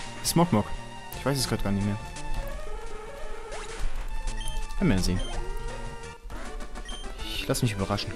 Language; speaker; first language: German; native; German